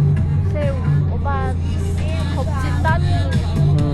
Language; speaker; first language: Korean; non-native, fluent; Vietnamese